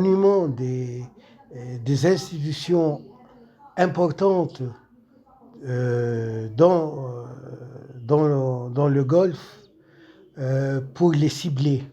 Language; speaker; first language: French; non-native, local second language; Arabic